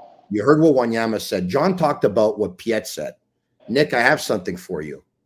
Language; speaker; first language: English; native; English